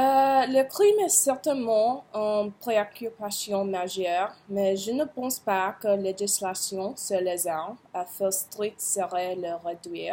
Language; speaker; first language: French; non-native, learner; English